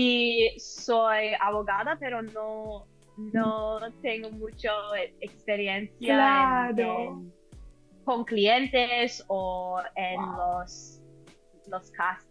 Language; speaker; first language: Spanish; non-native, learner; English